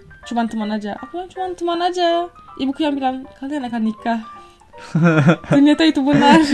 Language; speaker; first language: Indonesian; non-native, fluent; Turkish